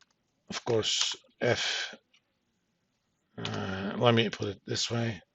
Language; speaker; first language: English; native; English